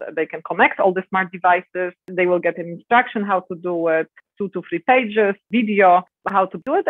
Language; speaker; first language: English; non-native, fluent; Polish